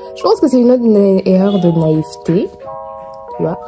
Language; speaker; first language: French; non-native, local second language; Rundi